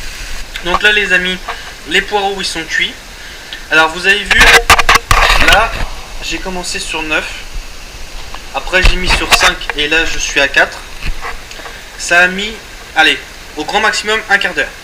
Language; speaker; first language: French; native; French